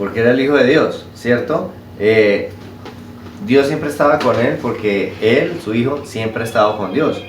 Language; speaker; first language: Spanish; native; Spanish